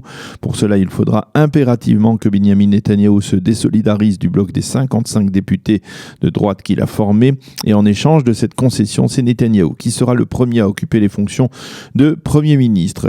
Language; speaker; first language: French; native; French